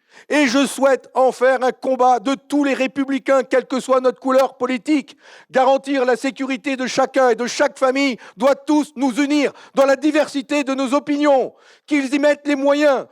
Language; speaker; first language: French; native; French